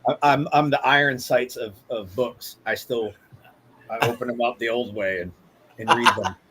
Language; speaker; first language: English; native; English